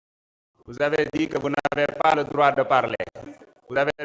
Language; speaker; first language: French; non-native, local second language; Wolof